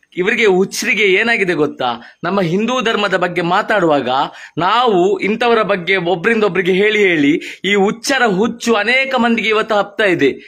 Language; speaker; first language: Kannada; non-native, local second language; Tulu